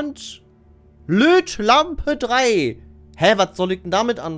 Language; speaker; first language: German; native; German